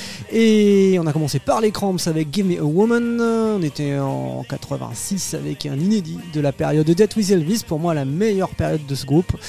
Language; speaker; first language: French; native; French